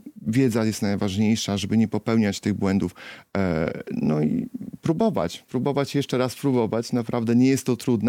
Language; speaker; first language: Polish; native; Polish